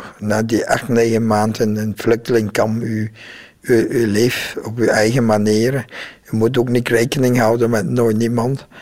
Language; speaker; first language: Dutch; non-native, fluent; Vietnamese